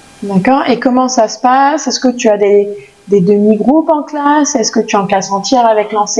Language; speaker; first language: French; native; French